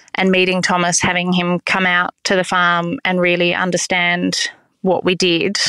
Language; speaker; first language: English; native; English